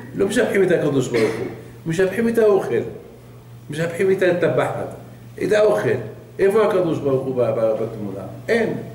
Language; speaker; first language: Hebrew; non-native, fluent; Arabic